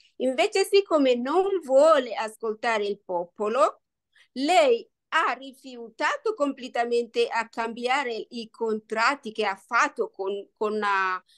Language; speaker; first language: Italian; non-native, learner; Swahili